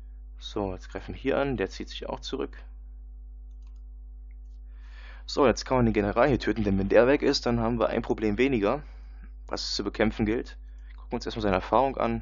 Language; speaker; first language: German; native; German